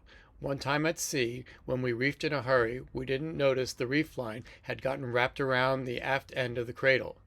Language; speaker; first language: English; native; English